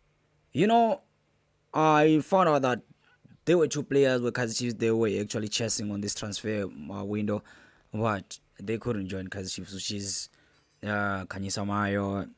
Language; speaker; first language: English; non-native, local second language; Zulu